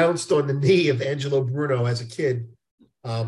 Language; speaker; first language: English; native; English